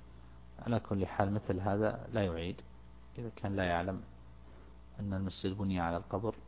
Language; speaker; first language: Arabic; native; Arabic